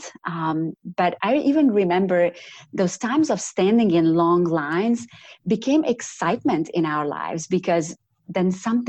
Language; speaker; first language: English; non-native, fluent; Romanian